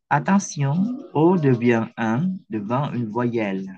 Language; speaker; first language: French; non-native, fluent; Indonesian